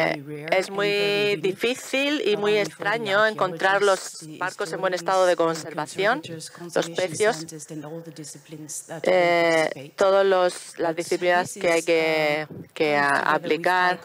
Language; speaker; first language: Spanish; non-native, fluent; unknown